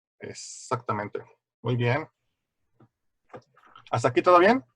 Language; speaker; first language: Spanish; native; Spanish